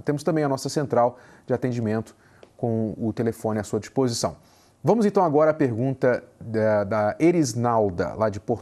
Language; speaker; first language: Portuguese; native; Portuguese